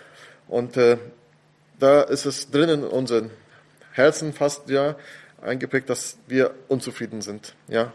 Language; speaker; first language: German; non-native, fluent; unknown